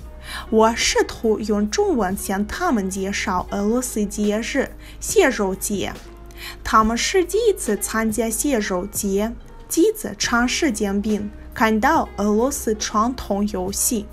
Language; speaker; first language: Chinese; non-native, learner; Russian